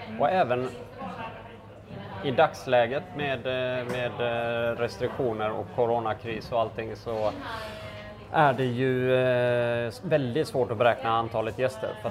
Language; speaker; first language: Swedish; native; Swedish